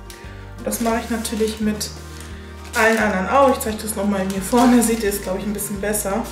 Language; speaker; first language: German; native; German